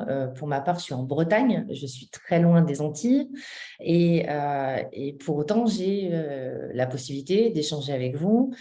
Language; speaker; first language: French; native; French